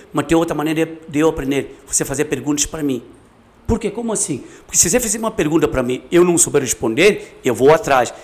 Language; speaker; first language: Portuguese; non-native, fluent; Chinese